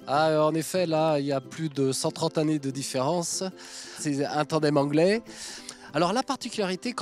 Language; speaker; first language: French; native; French